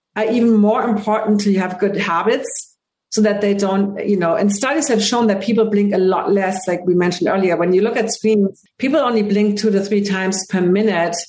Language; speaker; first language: English; non-native, fluent; German